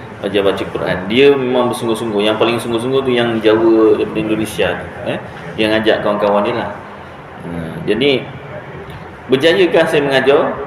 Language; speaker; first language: Malay; native; Malay